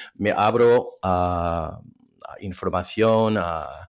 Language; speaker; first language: Spanish; non-native, fluent; English